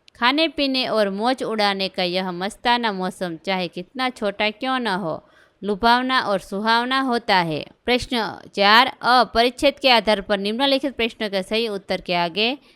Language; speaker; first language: Hindi; non-native, local second language; Gujarati